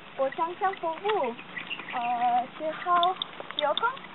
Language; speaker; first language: Chinese; non-native, learner; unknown